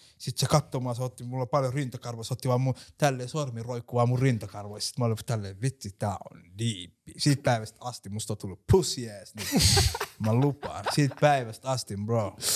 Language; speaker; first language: Finnish; early bilingual, other home language; Somali